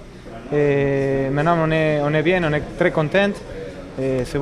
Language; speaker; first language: French; non-native, learner; Spanish